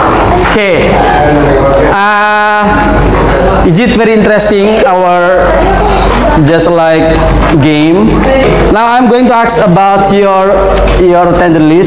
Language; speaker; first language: English; non-native, fluent; Indonesian